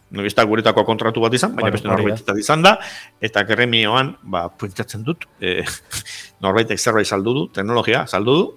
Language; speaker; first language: Basque; native; Basque